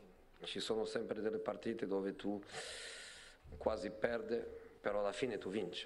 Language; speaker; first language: Italian; non-native, fluent; Portuguese